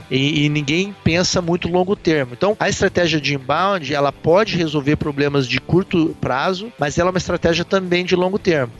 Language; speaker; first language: Portuguese; native; Portuguese